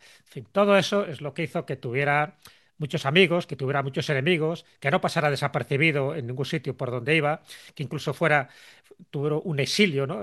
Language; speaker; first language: Spanish; native; Spanish